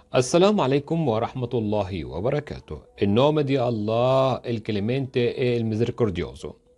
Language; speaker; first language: Italian; non-native, fluent; Arabic